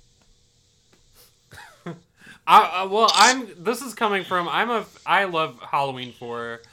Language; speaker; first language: English; native; English